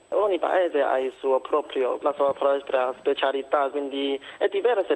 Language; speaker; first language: Italian; non-native, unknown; Chinese